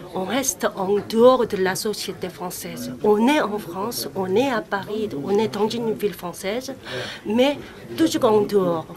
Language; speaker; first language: French; non-native, fluent; Korean